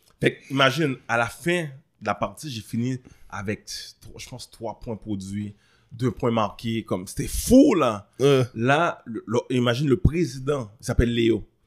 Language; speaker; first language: French; early bilingual, other home language; Haitian Creole